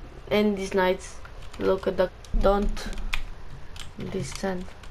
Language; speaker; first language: English; non-native, learner; Romanian